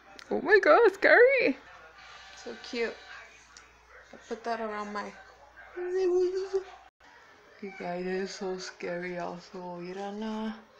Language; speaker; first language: English; early bilingual, other home language; Spanish